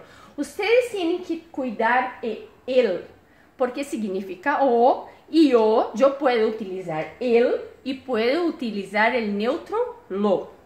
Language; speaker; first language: Spanish; non-native, fluent; Portuguese